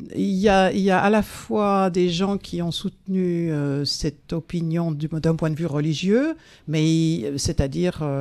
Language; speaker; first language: French; native; French